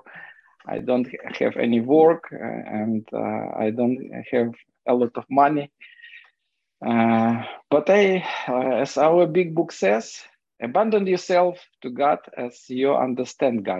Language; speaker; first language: English; non-native, fluent; Ukrainian